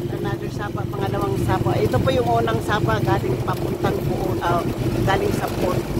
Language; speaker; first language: Filipino; non-native, local second language; Cebuano